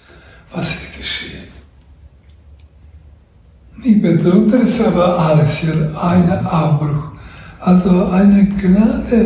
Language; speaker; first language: German; non-native, learner; Croatian